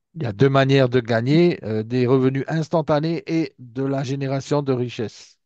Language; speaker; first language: French; native; French